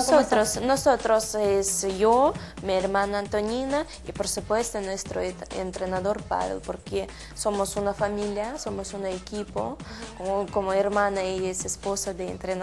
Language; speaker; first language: Spanish; non-native, learner; Russian